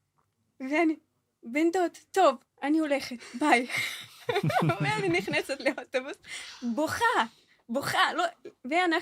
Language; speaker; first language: Hebrew; non-native, fluent; Russian